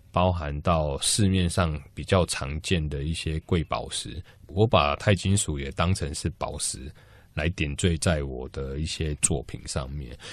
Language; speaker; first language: Chinese; native; Chinese